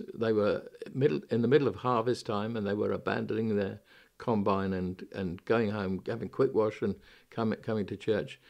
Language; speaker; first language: English; native; English